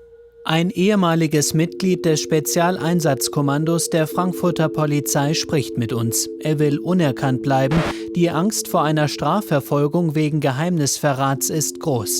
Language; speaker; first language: German; native; German